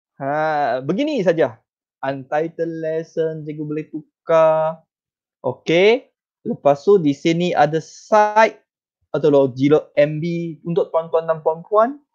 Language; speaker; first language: Malay; non-native, local second language; Chinese